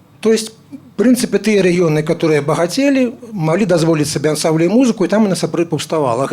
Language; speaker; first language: Belarusian; non-native, local second language; Russian